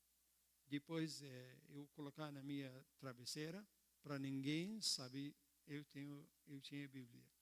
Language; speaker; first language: Portuguese; non-native, learner; Arabic